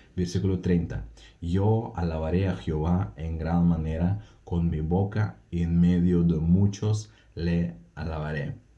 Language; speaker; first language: Spanish; non-native, fluent; Russian